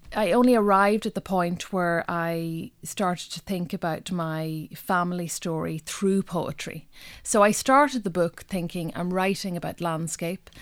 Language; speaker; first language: English; non-native, local second language; Irish